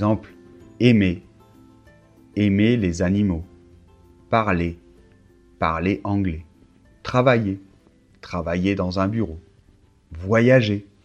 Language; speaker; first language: French; native; French